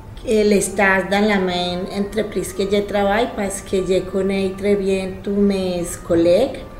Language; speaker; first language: French; non-native, learner; Spanish